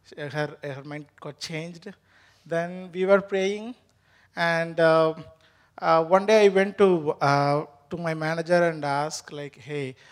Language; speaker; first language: English; non-native, local second language; Tamil